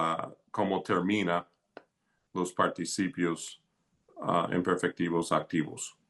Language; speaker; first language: Spanish; non-native, fluent; English